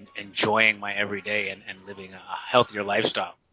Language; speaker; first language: English; native; English